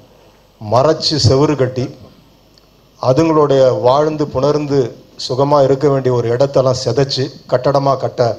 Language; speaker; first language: Tamil; native; Tamil